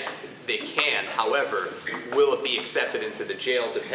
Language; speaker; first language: English; native; English